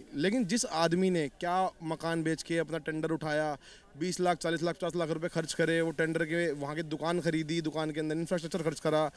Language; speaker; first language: Hindi; native; Hindi